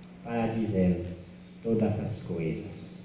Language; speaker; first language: Portuguese; non-native, learner; Haitian Creole